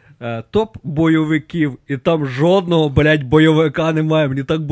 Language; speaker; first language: Ukrainian; native; Ukrainian